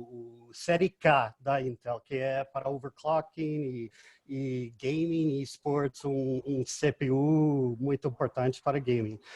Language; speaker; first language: Portuguese; non-native, fluent; English